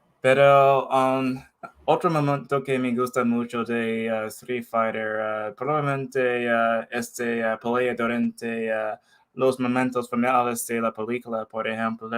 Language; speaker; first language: Spanish; non-native, fluent; English